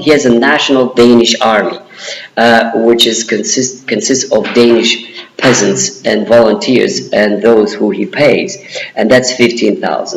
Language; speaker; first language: English; non-native, fluent; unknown